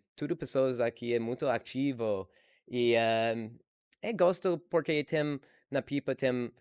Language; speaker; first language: Portuguese; non-native, learner; English